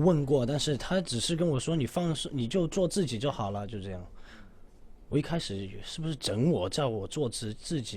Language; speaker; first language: Chinese; non-native, local second language; Cantonese